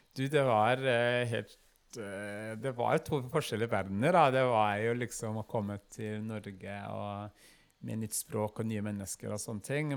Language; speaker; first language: Norwegian; non-native, fluent; Kinyarwanda